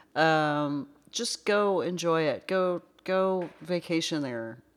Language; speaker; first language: English; native; English